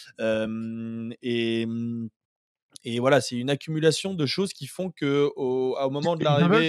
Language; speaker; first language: French; native; French